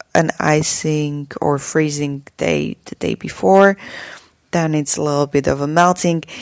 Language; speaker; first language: English; non-native, fluent; Slovak